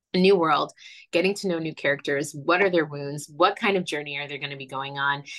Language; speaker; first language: English; early bilingual, other home language; Spanish